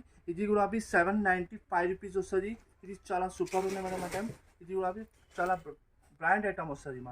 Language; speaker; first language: Telugu; non-native, local second language; Hindi